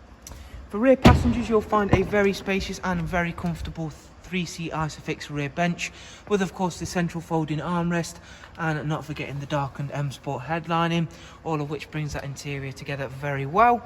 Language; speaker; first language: English; native; English